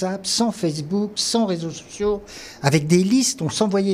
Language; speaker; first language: French; non-native, local second language; Catalan